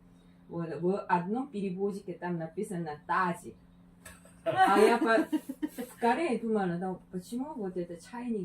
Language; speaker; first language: Russian; non-native, fluent; Korean